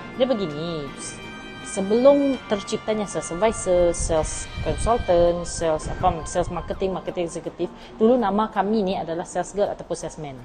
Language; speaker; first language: Malay; non-native, local second language; Iban